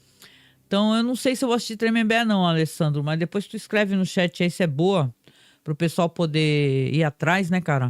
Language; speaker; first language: Portuguese; native; Portuguese